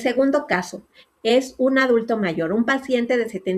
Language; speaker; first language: Spanish; native; Spanish